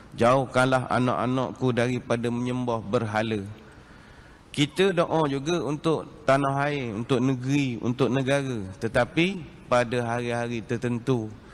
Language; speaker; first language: Malay; native; Malay